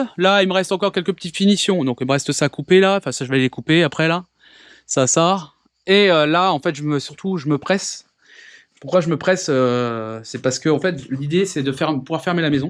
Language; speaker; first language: French; native; French